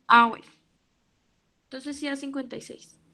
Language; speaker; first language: Spanish; native; Spanish